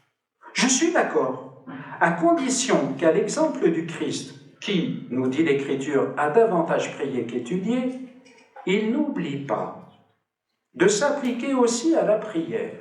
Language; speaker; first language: French; native; French